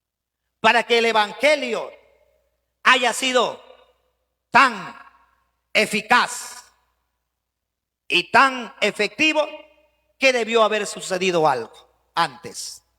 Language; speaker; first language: Spanish; native; Spanish